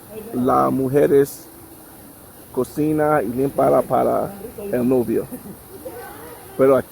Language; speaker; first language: Spanish; non-native, learner; English